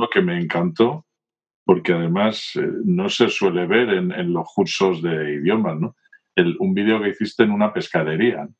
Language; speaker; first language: Spanish; native; Spanish